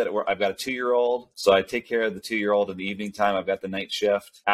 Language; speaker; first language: English; early bilingual, other home language; Spanish